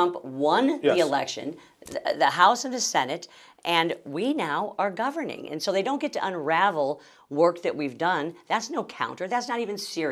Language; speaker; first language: English; native; English